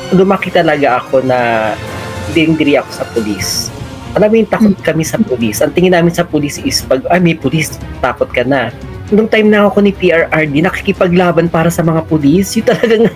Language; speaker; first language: Filipino; native; Filipino